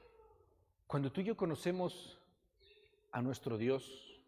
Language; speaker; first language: Spanish; native; Spanish